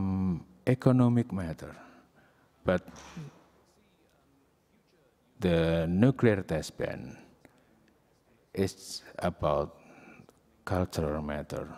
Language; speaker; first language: English; non-native, learner; Indonesian